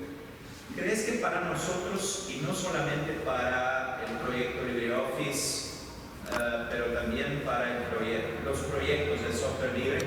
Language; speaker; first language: Spanish; non-native, fluent; Portuguese